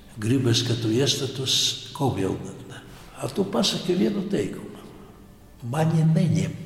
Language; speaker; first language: Latvian; non-native, local second language; Polish